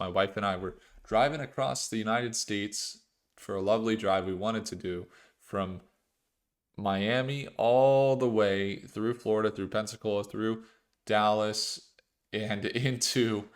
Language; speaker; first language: English; native; English